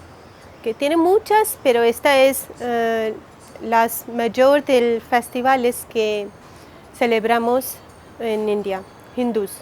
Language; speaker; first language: Spanish; non-native, learner; Hindi